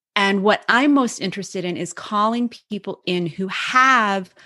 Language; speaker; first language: English; native; English